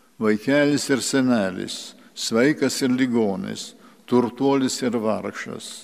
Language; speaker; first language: Lithuanian; early bilingual, heritage; Lithuanian